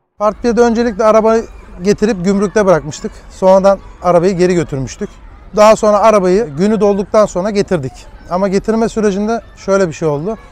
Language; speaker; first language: Turkish; early bilingual, heritage; Turkish